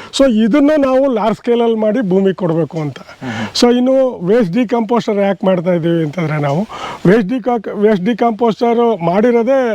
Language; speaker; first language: Kannada; native; Kannada